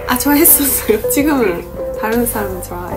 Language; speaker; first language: Korean; non-native, learner; Japanese